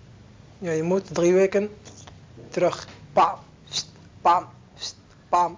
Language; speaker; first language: Dutch; non-native, learner; Arabic